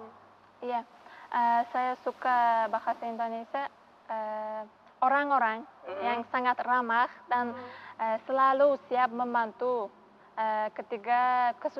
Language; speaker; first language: Indonesian; non-native, learner; Uzbek